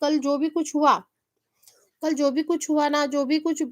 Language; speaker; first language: Hindi; non-native, local second language; Marathi